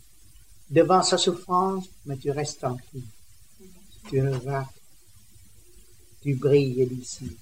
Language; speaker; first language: French; non-native, learner; Vietnamese